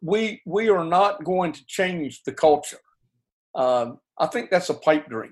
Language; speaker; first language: English; native; English